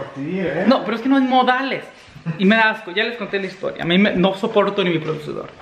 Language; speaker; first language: Spanish; native; Spanish